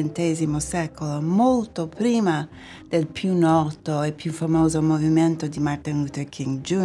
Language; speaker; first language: Italian; non-native, fluent; English